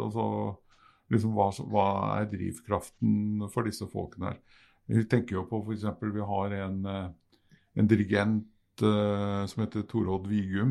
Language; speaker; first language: Norwegian; native; Norwegian